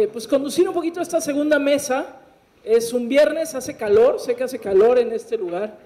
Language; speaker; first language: Spanish; native; Spanish